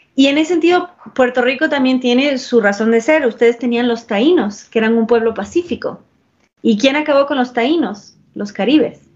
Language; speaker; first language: Spanish; early bilingual, heritage; English